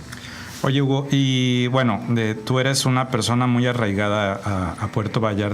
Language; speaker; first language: Spanish; native; Spanish